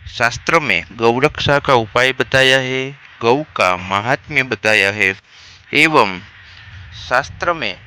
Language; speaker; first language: Hindi; non-native, local second language; Gujarati